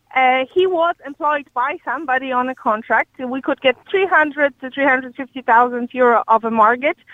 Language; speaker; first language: English; non-native, fluent; Polish